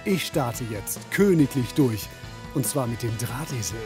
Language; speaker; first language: German; native; German